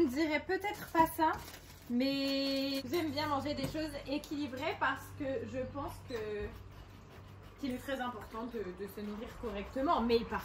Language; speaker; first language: French; native; French